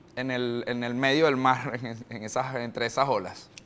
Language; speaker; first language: Spanish; native; Spanish